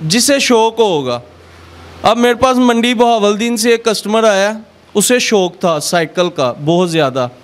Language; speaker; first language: Urdu; non-native, local second language; Punjabi